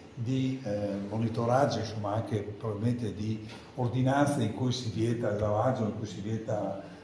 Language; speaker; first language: Italian; native; Italian